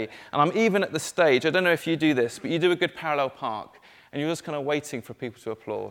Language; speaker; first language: English; native; English